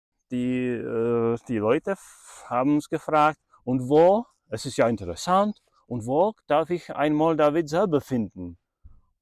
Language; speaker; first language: German; non-native, fluent; Czech